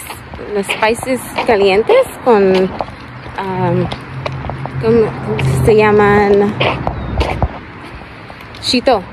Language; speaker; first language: Spanish; non-native, learner; English